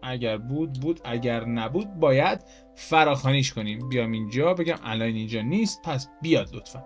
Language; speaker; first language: Persian; native; Persian